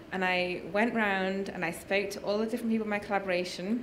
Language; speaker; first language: English; native; English